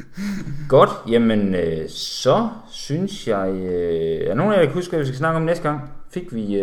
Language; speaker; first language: Danish; native; Danish